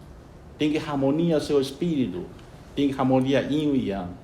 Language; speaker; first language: Portuguese; non-native, fluent; Chinese